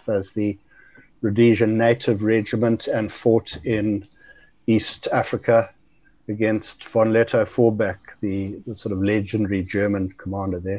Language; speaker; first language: English; native; English